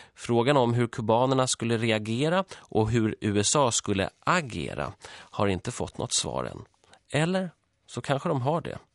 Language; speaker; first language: Swedish; early bilingual, other home language; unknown